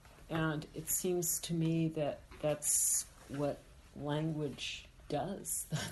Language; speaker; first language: English; native; English